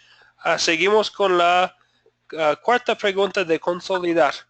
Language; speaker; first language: Spanish; non-native, fluent; English